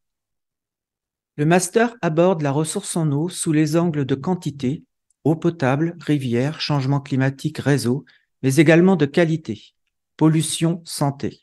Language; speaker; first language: French; native; French